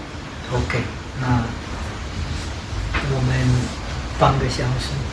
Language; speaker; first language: Chinese; non-native, learner; Czech